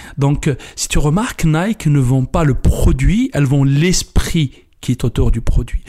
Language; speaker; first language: French; non-native, local second language; Kabyle